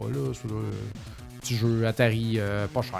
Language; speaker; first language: French; native; French